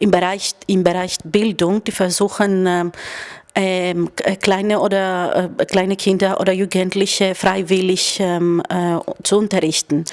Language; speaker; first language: German; non-native, fluent; Greek